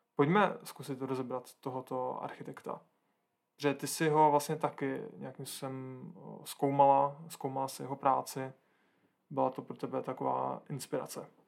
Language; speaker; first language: Czech; native; Czech